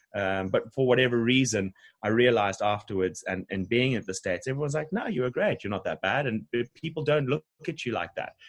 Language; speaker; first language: English; native; English